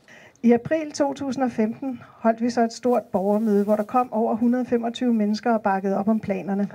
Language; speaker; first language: Danish; native; Danish